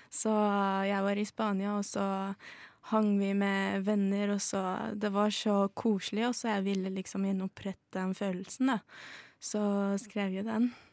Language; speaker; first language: Norwegian; early bilingual, other home language; Azerbaijani